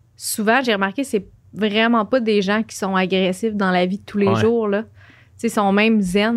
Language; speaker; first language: French; native; French